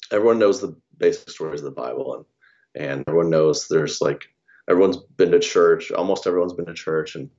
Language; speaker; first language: English; native; English